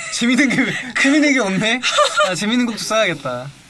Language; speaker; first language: Korean; native; Korean